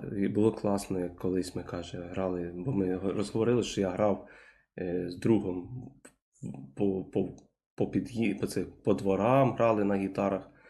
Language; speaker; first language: Ukrainian; native; Ukrainian